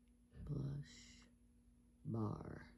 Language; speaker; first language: English; native; English